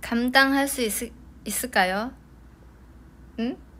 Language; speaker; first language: Korean; non-native, fluent; Chinese